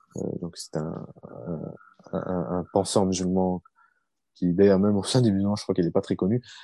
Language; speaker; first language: French; early bilingual, other home language; Arabic